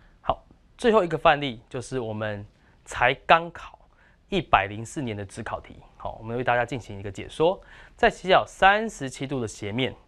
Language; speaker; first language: Chinese; native; Chinese